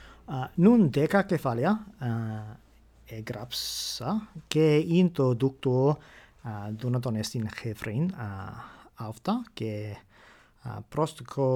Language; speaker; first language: Greek; non-native, fluent; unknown